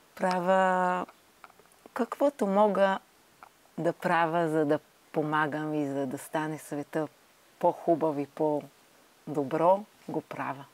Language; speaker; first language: Bulgarian; non-native, fluent; Hebrew